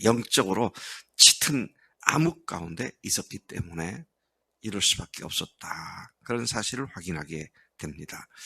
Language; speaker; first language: Korean; native; Korean